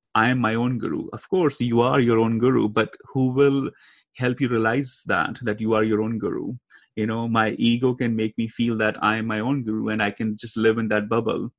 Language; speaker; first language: English; non-native, local second language; Hindi